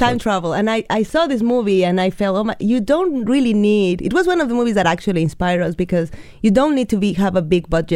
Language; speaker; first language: English; non-native, fluent; Spanish